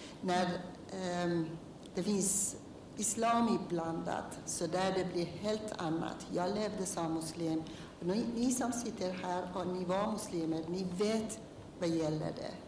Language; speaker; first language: Swedish; non-native, learner; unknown